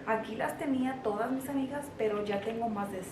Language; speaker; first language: Spanish; early bilingual, heritage; Spanish